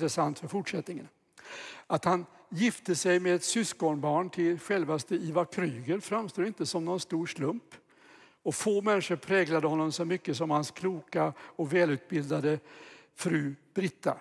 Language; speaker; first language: Swedish; native; Swedish